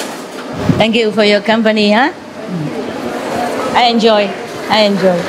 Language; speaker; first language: English; non-native, fluent; Vietnamese